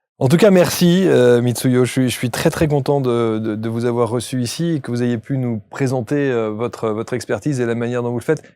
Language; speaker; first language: French; native; French